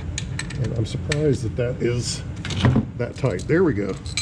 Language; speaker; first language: English; native; English